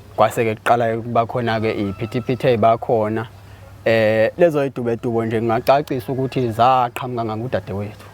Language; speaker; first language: Zulu; native; Zulu